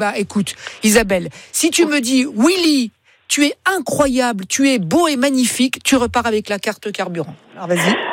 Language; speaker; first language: French; native; French